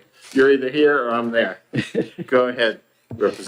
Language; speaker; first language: English; native; English